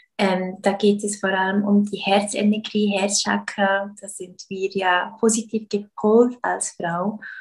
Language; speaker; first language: German; early bilingual, other home language; Portuguese